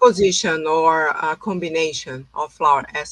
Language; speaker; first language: English; non-native, fluent; Portuguese